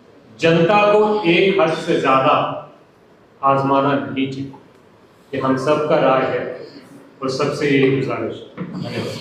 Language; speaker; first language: Hindi; native; Hindi